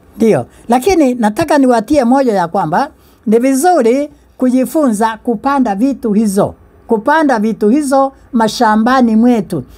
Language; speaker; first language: Swahili; non-native, local second language; Meru